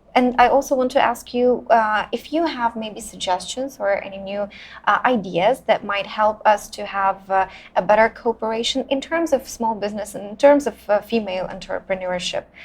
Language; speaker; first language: English; non-native, fluent; Russian